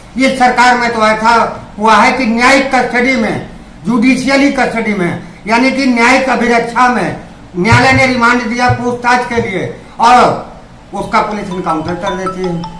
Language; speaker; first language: Hindi; native; Hindi